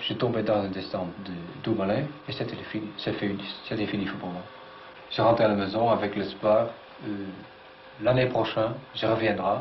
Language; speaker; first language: French; non-native, fluent; Dutch